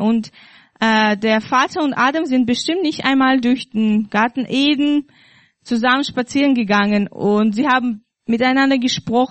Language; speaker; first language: German; non-native, fluent; Russian